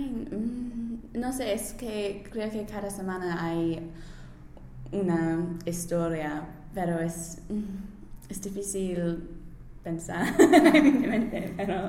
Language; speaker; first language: Spanish; non-native, learner; English